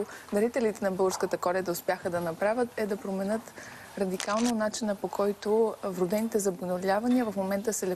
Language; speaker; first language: Bulgarian; native; Bulgarian